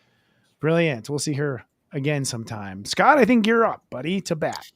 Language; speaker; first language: English; native; English